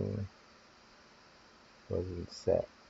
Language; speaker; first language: English; native; English